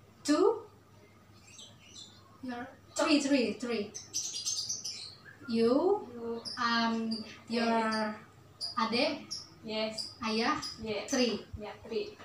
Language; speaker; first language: English; non-native, learner; Indonesian